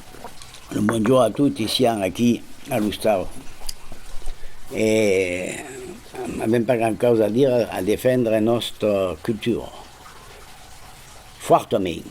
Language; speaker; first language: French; non-native, fluent; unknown